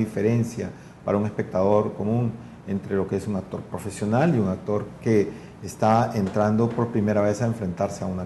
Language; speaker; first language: Spanish; native; Spanish